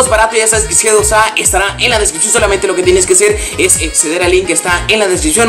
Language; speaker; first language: Spanish; native; Spanish